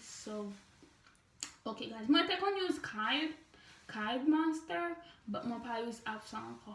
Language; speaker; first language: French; non-native, learner; Haitian Creole